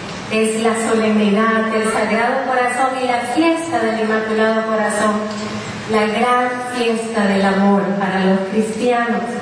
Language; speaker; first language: Spanish; native; Spanish